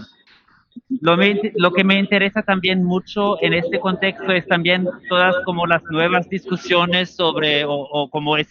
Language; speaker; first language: Spanish; non-native, fluent; German